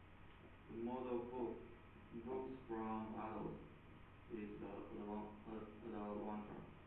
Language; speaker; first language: English; non-native, learner; Chinese